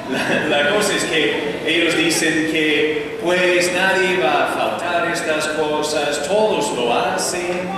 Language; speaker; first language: Spanish; non-native, fluent; English